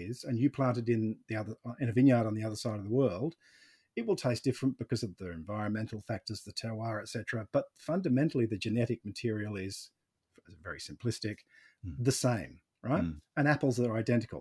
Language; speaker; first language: English; native; English